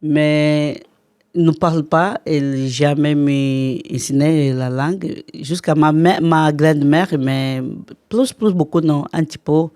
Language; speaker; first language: French; non-native, learner; Portuguese